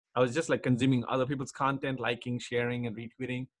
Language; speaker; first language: English; non-native, local second language; Telugu